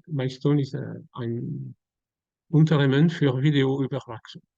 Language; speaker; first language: German; non-native, learner; French